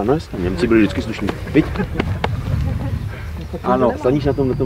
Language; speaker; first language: Czech; native; Czech